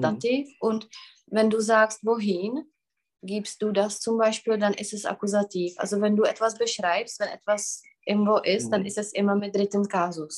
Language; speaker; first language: German; non-native, fluent; Czech